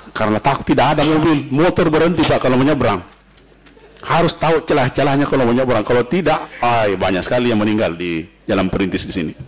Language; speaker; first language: Indonesian; native; Indonesian